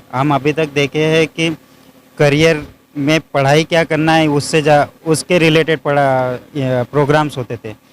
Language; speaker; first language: Hindi; non-native, local second language; Marathi